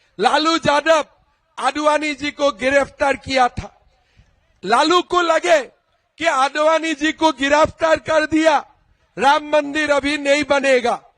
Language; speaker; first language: Hindi; non-native, local second language; Assamese